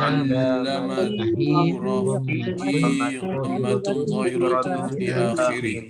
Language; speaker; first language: Arabic; non-native, learner; Malay